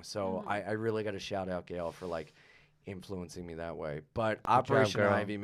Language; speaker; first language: English; native; English